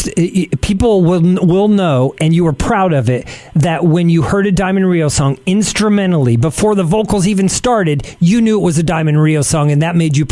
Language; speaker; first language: English; native; English